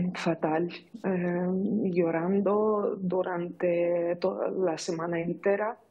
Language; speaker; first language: Spanish; non-native, fluent; Ukrainian